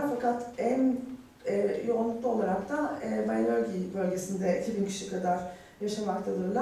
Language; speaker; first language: Turkish; native; Turkish